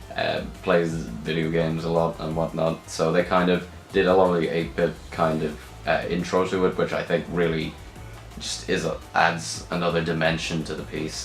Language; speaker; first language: English; native; English